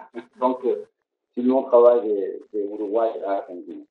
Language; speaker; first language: French; non-native, fluent; Spanish